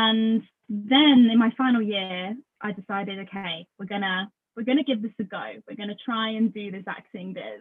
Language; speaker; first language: English; native; English